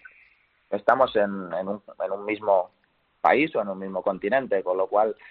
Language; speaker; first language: Spanish; native; Spanish